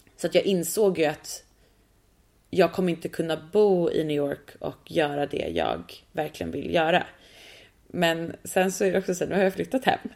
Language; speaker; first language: Swedish; native; Swedish